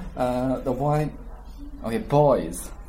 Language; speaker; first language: English; non-native, fluent; Chinese